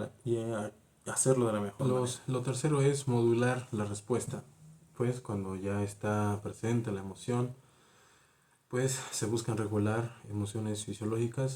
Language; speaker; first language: Spanish; native; Spanish